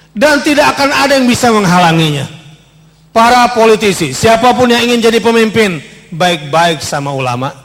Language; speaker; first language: Indonesian; native; Indonesian